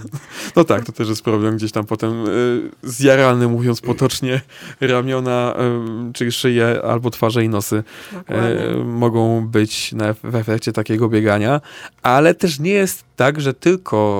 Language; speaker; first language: Polish; native; Polish